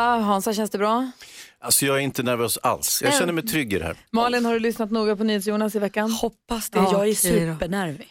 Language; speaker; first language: Swedish; native; Swedish